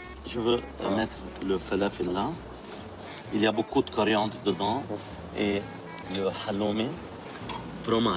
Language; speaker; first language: French; non-native, local second language; Arabic